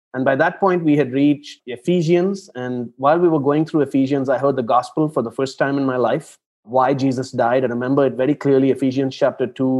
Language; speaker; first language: English; non-native, local second language; Tamil